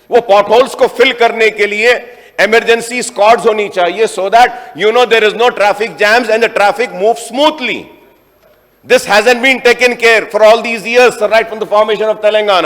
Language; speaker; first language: English; non-native, local second language; Urdu